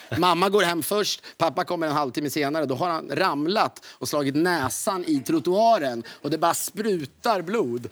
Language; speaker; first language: Swedish; native; Swedish